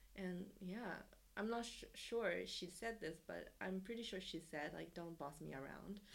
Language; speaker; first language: English; non-native, fluent; Japanese